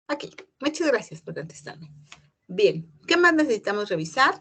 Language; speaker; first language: Spanish; native; Spanish